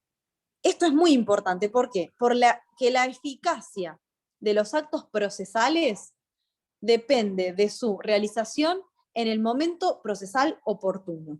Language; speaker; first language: Spanish; native; Spanish